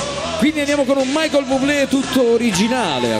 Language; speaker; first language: Italian; native; Italian